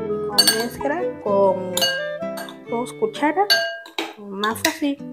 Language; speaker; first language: Spanish; non-native, learner; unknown